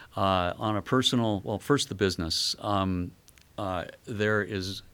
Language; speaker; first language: English; native; English